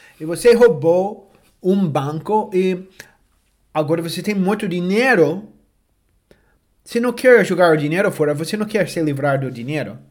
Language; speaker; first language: Portuguese; non-native, fluent; English